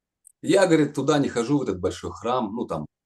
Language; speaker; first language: Russian; native; Russian